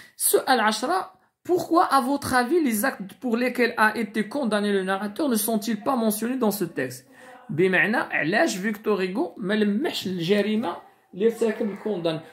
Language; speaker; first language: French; non-native, local second language; Arabic